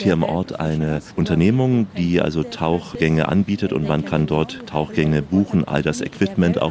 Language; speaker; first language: German; native; German